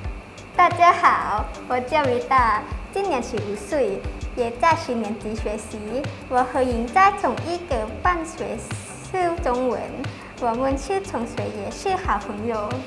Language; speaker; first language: Chinese; non-native, learner; Thai